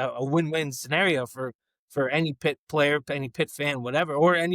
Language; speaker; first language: English; native; English